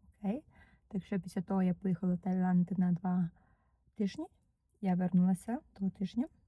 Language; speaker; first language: Ukrainian; native; Ukrainian